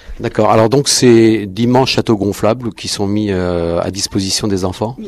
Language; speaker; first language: French; native; French